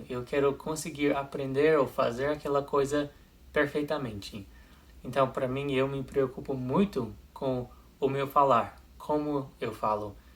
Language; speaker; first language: Portuguese; non-native, fluent; English